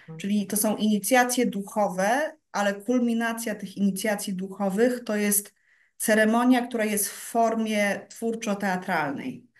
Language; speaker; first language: Polish; early bilingual, heritage; Polish